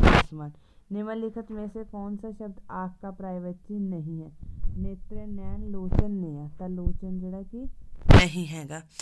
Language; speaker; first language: Hindi; non-native, local second language; Punjabi